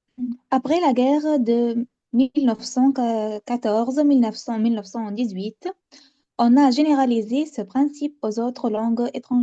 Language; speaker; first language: French; non-native, local second language; Arabic